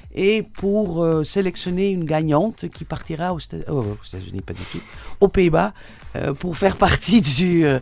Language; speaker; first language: French; non-native, fluent; Dutch